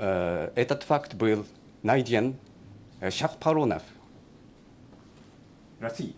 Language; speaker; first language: Russian; non-native, learner; Japanese